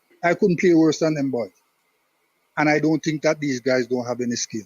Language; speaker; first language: English; non-native, local second language; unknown